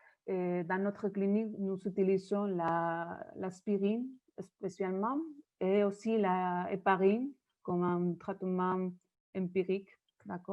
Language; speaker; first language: French; non-native, learner; Spanish